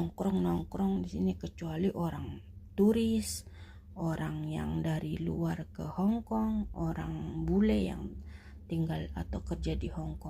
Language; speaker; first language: Indonesian; native; Indonesian